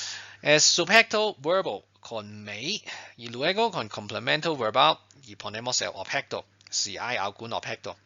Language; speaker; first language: Spanish; non-native, fluent; Chinese